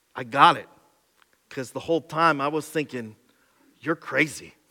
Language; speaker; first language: English; native; English